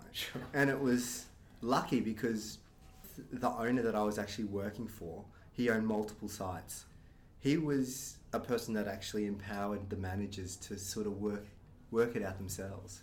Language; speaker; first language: English; native; English